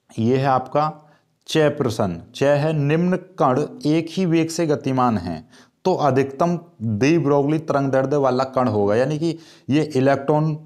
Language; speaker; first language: Hindi; native; Hindi